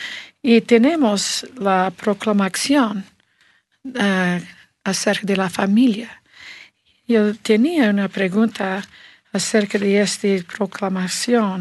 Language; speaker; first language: Spanish; non-native, learner; English